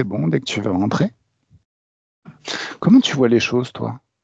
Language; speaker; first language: French; native; French